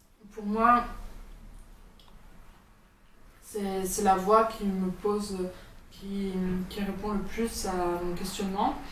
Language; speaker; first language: French; early bilingual, heritage; French